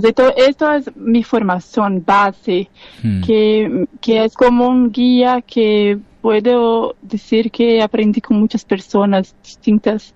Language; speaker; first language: Spanish; non-native, learner; Portuguese